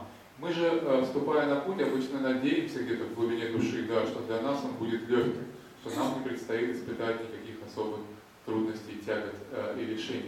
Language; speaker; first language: Russian; native; Russian